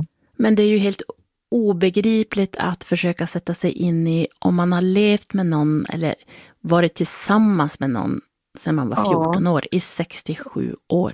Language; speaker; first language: Swedish; native; Swedish